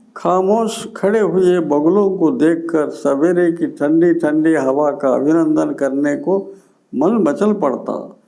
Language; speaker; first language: Hindi; non-native, local second language; Telugu